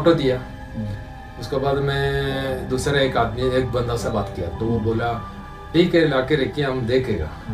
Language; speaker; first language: Hindi; non-native, local second language; Malayalam